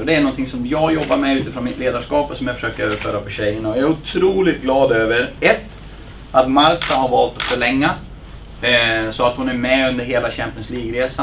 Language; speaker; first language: Swedish; native; Swedish